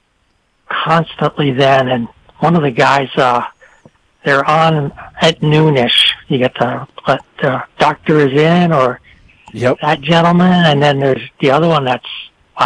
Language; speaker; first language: English; non-native, local second language; French